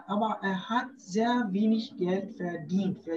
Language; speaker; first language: German; non-native, learner; Arabic